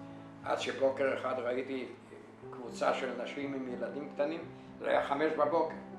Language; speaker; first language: Hebrew; non-native, fluent; Yiddish